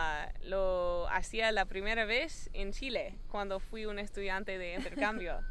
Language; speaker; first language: Spanish; non-native, fluent; English